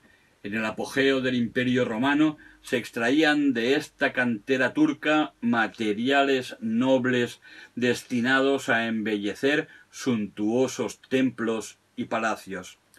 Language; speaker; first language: Spanish; non-native, local second language; Catalan